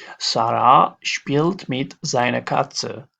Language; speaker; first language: German; non-native, learner; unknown